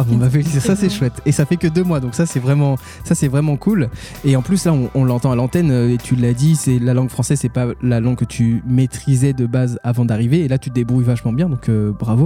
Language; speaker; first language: French; native; French